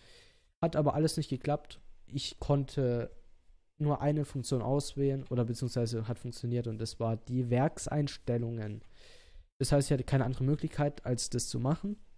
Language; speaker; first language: German; native; German